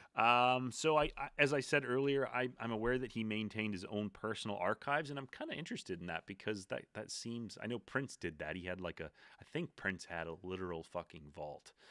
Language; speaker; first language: English; native; English